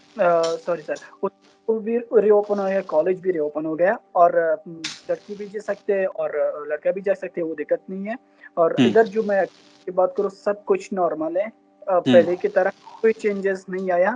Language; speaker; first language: Hindi; non-native, learner; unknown